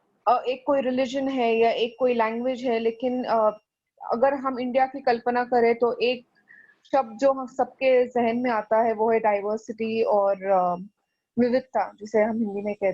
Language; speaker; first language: Hindi; native; Hindi